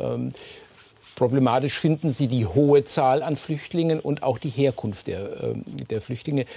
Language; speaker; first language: German; native; German